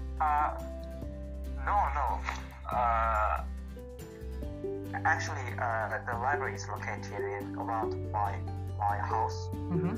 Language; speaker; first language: English; non-native, learner; Korean